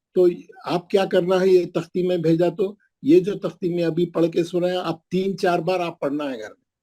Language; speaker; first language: Urdu; native; Urdu